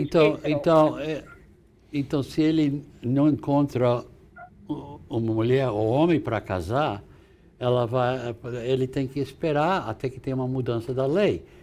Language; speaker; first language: Portuguese; non-native, fluent; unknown